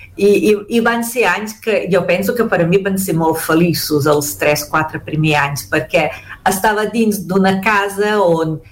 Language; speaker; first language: Catalan; early bilingual, heritage; Catalan